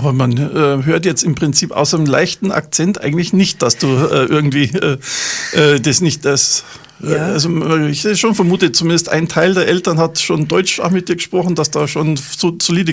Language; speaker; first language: German; native; German